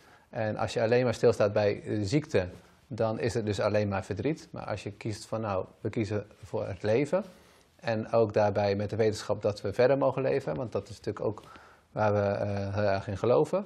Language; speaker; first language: Dutch; native; Dutch